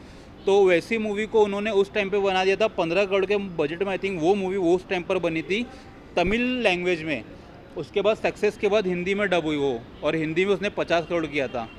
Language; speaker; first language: Hindi; native; Hindi